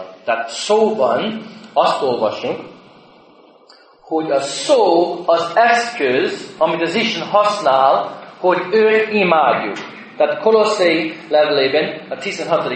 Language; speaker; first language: Hungarian; non-native, fluent; English